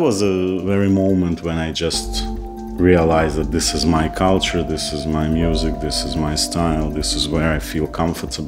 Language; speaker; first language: English; non-native, fluent; Kazakh